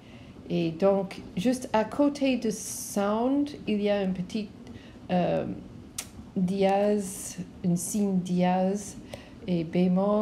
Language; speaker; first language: French; non-native, learner; English